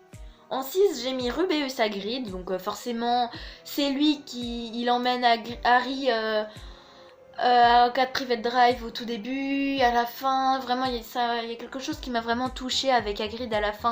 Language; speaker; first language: French; native; French